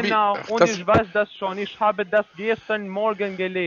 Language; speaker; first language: German; non-native, learner; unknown